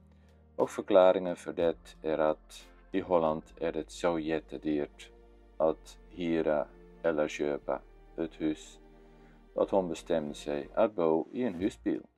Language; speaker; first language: Swedish; non-native, fluent; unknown